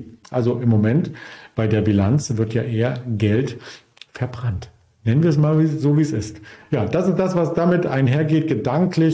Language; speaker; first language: German; native; German